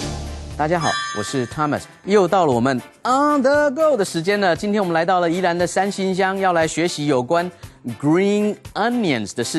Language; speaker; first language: Chinese; native; Chinese